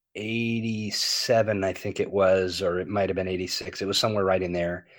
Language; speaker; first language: English; native; English